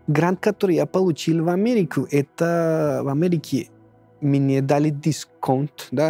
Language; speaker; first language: Russian; non-native, fluent; Spanish